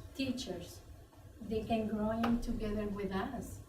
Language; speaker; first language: English; non-native, learner; Spanish